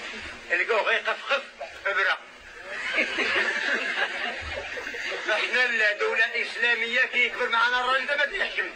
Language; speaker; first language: Arabic; native; Arabic